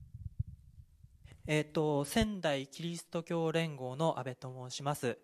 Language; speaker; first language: Japanese; native; Japanese